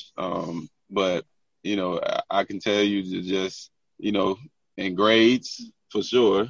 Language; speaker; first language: English; native; English